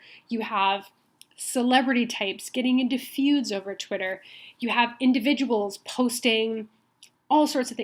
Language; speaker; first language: English; native; English